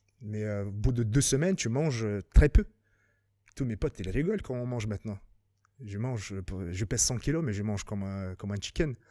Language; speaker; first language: French; non-native, fluent; Lithuanian